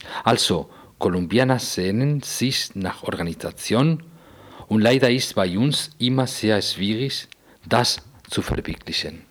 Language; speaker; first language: German; non-native, fluent; Spanish